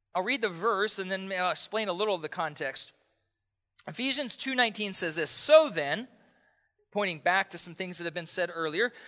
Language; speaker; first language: English; native; English